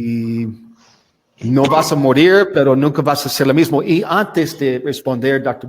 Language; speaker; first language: Spanish; non-native, learner; English